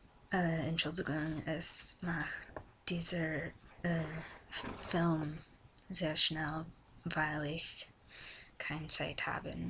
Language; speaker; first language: German; non-native, learner; English